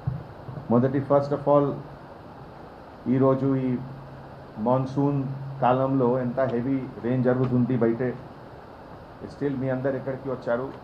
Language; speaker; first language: Telugu; non-native, fluent; Hindi